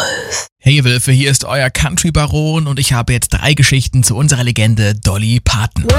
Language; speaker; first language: German; native; German